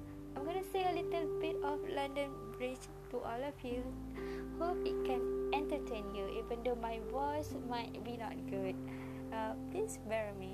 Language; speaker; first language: English; non-native, local second language; Malay